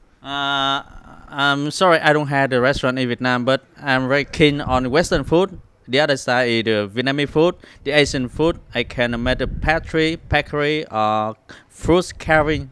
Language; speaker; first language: English; non-native, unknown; Vietnamese